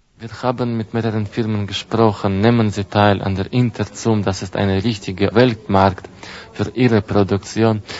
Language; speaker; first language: German; non-native, fluent; Russian